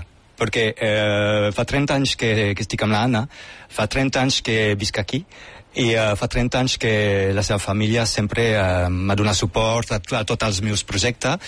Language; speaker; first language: Catalan; non-native, fluent; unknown